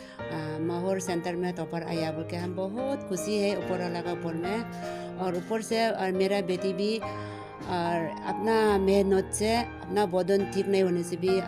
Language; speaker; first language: Hindi; non-native, local second language; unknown